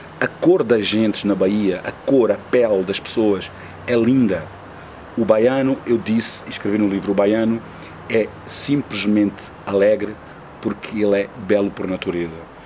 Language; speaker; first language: Portuguese; native; Portuguese